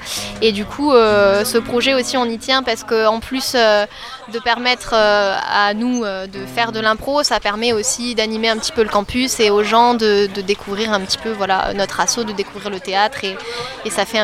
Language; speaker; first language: French; native; French